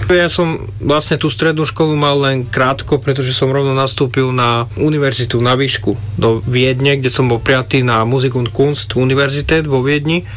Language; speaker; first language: Slovak; native; Slovak